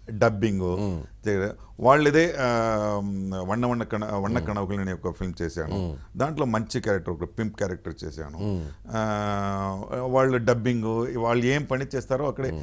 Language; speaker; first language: Telugu; non-native, local second language; Tamil